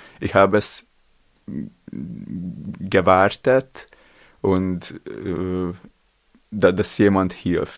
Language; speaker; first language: German; non-native, learner; Latvian